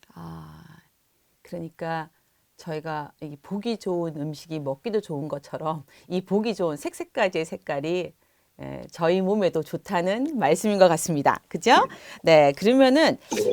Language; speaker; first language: Korean; native; Korean